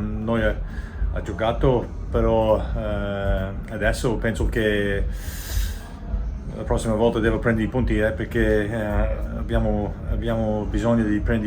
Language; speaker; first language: Italian; non-native, learner; English